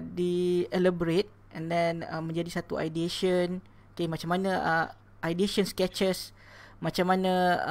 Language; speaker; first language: English; non-native, local second language; Malay